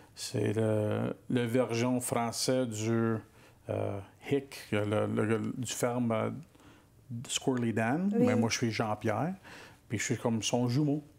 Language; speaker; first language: French; native; French